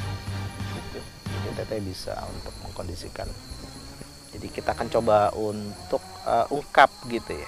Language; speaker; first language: Indonesian; native; Indonesian